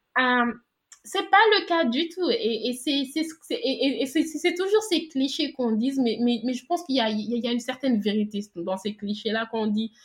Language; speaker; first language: French; non-native, local second language; Wolof